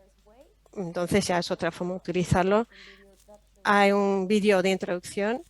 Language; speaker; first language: Spanish; non-native, fluent; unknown